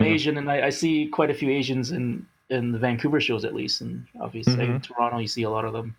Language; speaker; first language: English; native; English